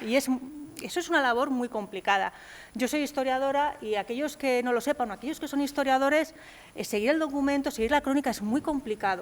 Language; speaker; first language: Spanish; native; Spanish